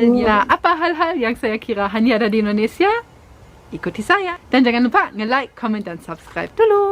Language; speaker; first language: Indonesian; non-native, fluent; German